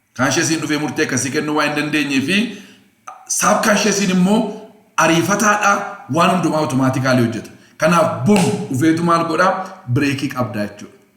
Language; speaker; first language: Oromo; non-native, local second language; Amharic